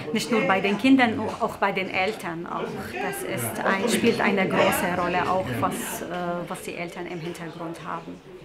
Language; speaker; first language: German; non-native, fluent; Arabic